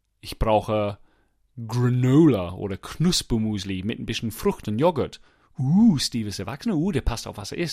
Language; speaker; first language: German; non-native, fluent; English